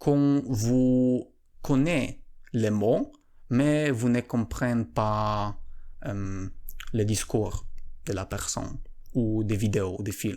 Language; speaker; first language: French; non-native, learner; Polish